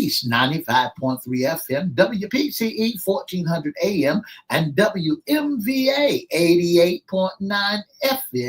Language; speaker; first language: English; native; English